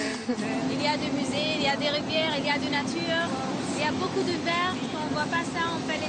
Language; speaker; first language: French; non-native, fluent; Arabic